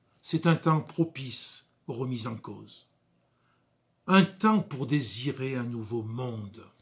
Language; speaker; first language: French; native; French